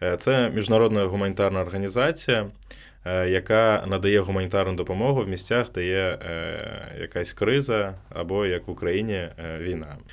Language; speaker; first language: Ukrainian; non-native, local second language; Crimean Tatar